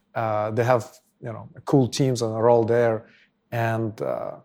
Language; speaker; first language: English; non-native, fluent; Russian